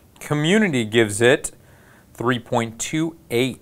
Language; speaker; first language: English; native; English